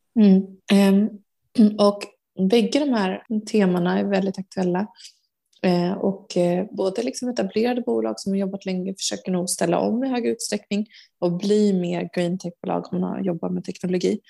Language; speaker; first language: Swedish; native; Swedish